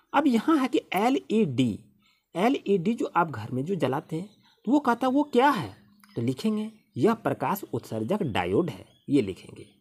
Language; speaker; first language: Hindi; native; Hindi